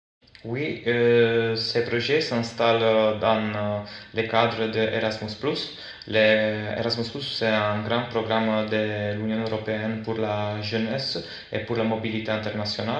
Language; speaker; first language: French; non-native, fluent; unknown